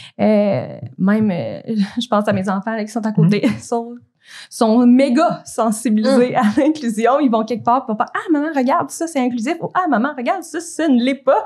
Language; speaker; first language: French; native; French